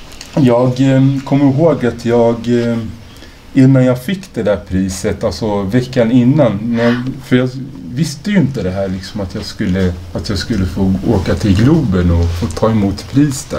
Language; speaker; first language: Swedish; native; Swedish